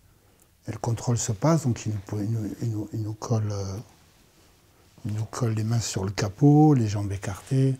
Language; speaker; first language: French; native; French